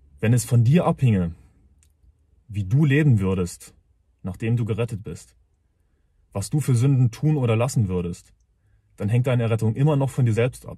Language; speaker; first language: German; native; German